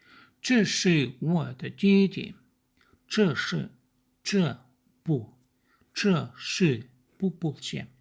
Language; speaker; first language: Chinese; non-native, learner; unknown